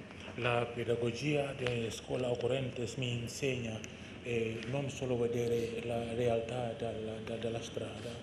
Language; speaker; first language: Italian; non-native, learner; Indonesian